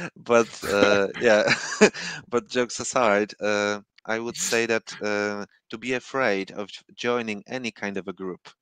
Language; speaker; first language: English; non-native, fluent; Polish